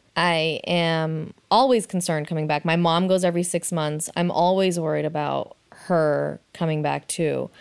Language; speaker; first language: English; native; English